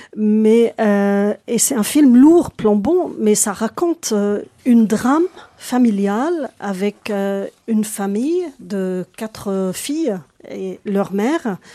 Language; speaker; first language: French; non-native, local second language; Arabic